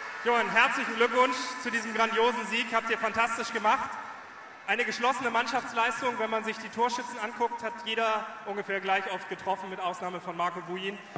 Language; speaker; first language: German; native; German